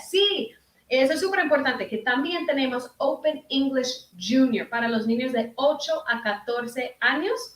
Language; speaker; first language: Spanish; early bilingual, heritage; Spanish